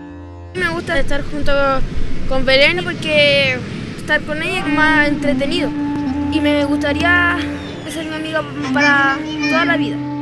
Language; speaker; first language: Spanish; early bilingual, other home language; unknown